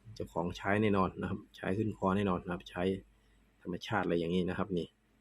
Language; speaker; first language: Thai; non-native, local second language; Northeastern Thai